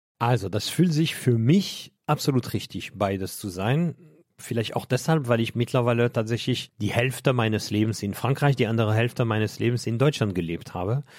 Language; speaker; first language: German; non-native, fluent; French